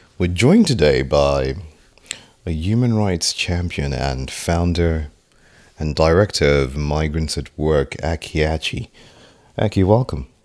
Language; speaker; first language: English; native; English